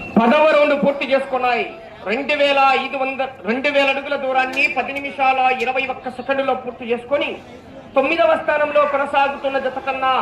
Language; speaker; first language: Telugu; native; Telugu